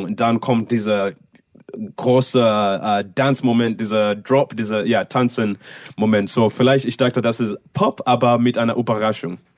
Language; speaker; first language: German; non-native, learner; English